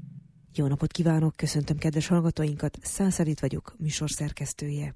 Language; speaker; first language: Hungarian; native; Hungarian